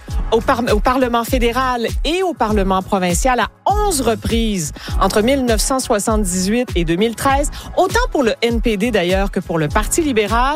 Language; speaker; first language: French; native; French